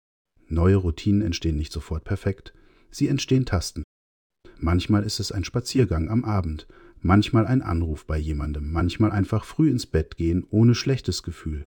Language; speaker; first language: German; native; German